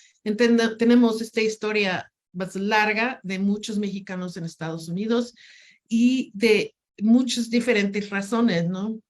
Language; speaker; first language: Spanish; non-native, fluent; English